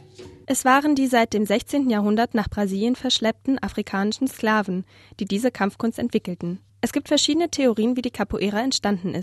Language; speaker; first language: German; native; German